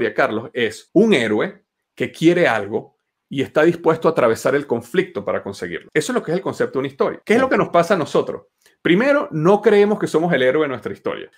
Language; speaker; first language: Spanish; native; Spanish